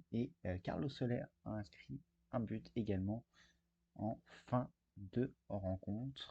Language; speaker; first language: French; native; French